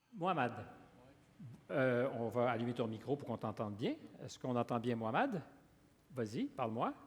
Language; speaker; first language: French; native; French